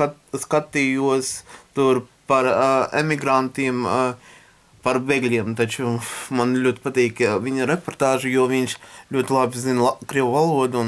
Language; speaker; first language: Latvian; non-native, local second language; Russian